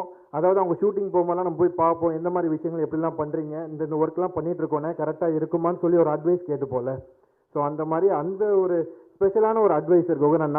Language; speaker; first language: Tamil; native; Tamil